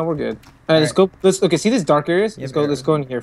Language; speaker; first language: English; native; English